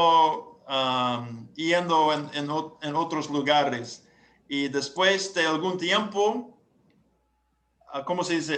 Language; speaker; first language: Spanish; non-native, learner; English